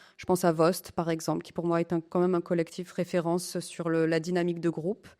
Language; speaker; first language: French; native; French